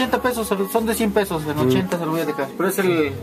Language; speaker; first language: Spanish; native; Spanish